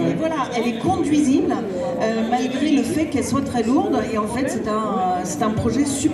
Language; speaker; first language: French; native; French